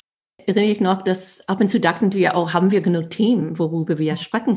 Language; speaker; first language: German; non-native, fluent; English